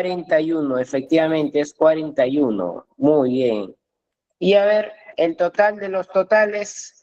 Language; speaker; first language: Spanish; native; Spanish